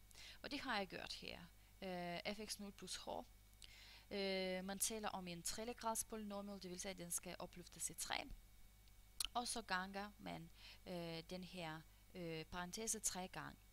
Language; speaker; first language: Danish; non-native, fluent; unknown